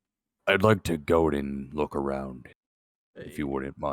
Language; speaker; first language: English; native; English